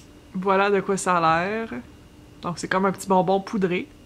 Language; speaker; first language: French; native; French